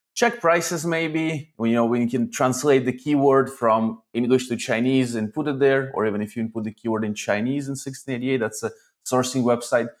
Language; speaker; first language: English; early bilingual, other home language; Russian